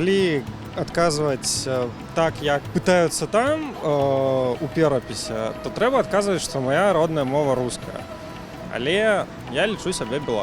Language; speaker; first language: Belarusian; non-native, local second language; Russian